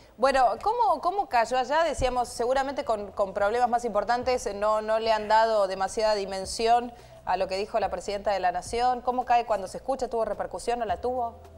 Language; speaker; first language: Spanish; native; Spanish